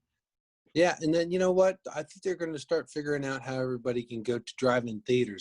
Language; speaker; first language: English; native; English